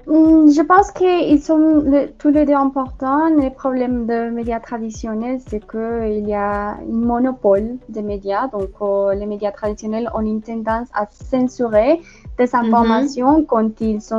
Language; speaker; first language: French; non-native, fluent; Spanish